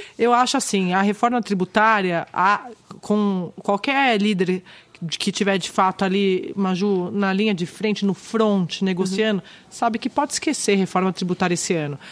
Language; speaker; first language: Portuguese; native; Portuguese